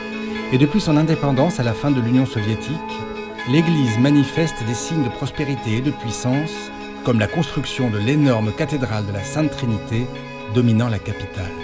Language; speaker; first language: French; native; French